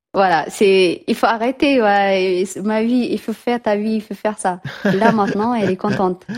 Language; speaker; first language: French; non-native, learner; Tigrinya